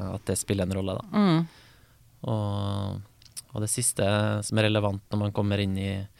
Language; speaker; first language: Norwegian; native; Norwegian